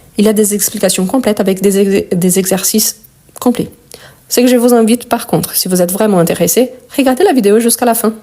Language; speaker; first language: French; non-native, fluent; Portuguese